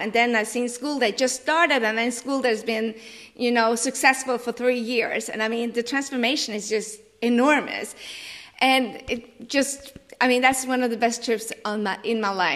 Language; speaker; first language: English; non-native, fluent; Norwegian